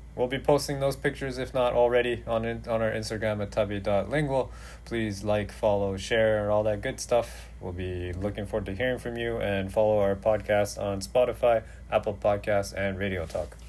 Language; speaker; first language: English; native; English